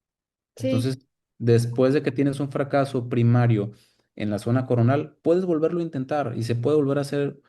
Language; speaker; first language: Spanish; native; Spanish